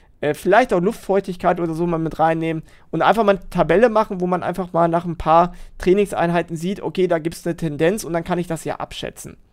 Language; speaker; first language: German; native; German